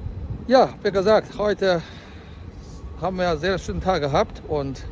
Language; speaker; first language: German; non-native, fluent; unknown